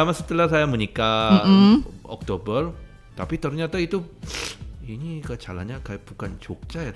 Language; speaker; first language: Indonesian; non-native, fluent; Korean